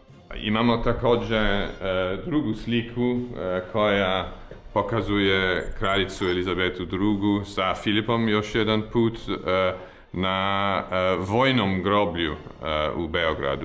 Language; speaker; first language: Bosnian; non-native, fluent; English